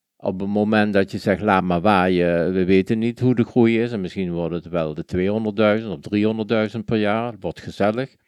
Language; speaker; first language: Dutch; native; Dutch